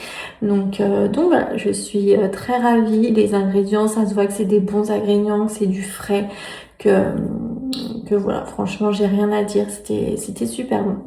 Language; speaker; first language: French; native; French